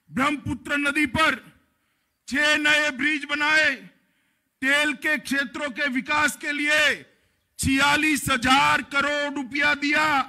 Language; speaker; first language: Hindi; non-native, local second language; Gujarati